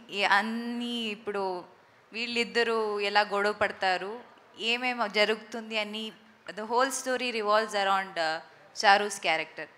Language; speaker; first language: Telugu; non-native, local second language; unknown